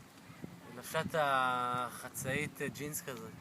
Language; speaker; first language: Hebrew; native; Hebrew